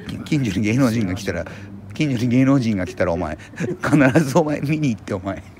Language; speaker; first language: Japanese; native; Japanese